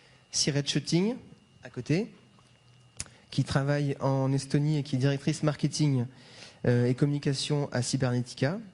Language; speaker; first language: French; native; French